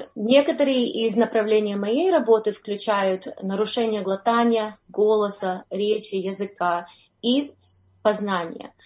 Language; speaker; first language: Russian; early bilingual, heritage; Russian